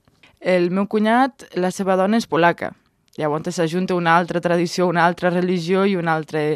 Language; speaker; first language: Catalan; early bilingual, other home language; Romanian